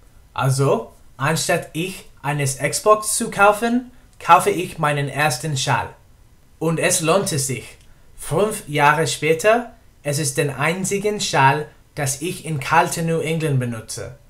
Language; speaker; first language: German; non-native, learner; English